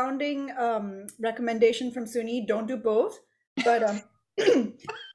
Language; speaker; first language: English; native; English